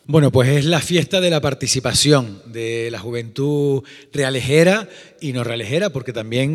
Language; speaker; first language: Spanish; native; Spanish